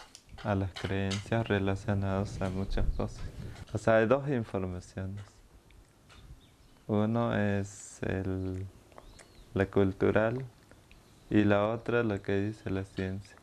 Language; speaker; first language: Spanish; non-native, local second language; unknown